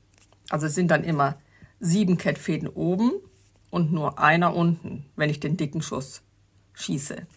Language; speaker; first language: German; native; German